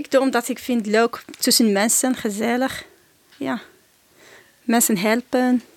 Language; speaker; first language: Dutch; non-native, learner; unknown